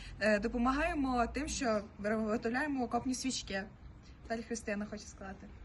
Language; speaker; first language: Ukrainian; native; Ukrainian